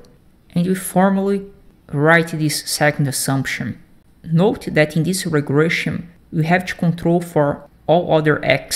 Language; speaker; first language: English; non-native, fluent; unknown